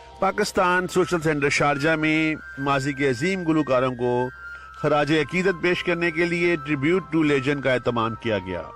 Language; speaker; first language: Urdu; native; Urdu